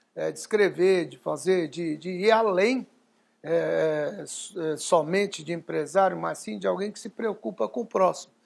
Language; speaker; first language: Portuguese; early bilingual, other home language; Arabic